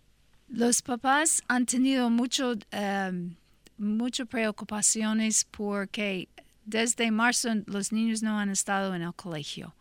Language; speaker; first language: Spanish; non-native, fluent; English